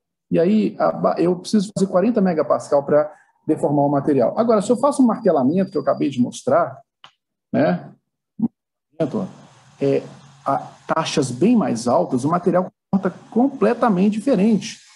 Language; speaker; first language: Portuguese; native; Portuguese